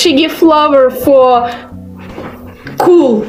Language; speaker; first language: English; non-native, learner; Russian